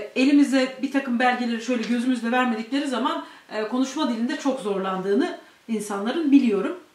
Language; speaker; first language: Turkish; native; Turkish